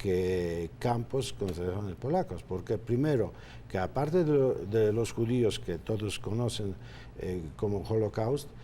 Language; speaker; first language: Spanish; non-native, fluent; Polish